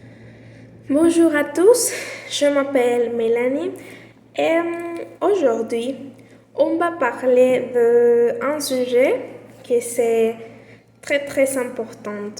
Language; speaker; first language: French; non-native, learner; Spanish